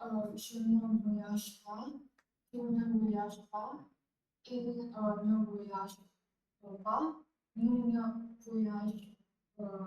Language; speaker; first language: French; non-native, learner; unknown